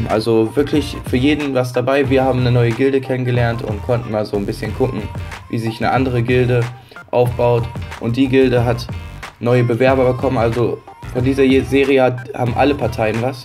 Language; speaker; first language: German; native; German